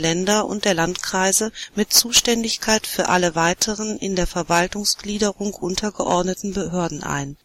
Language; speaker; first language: German; native; German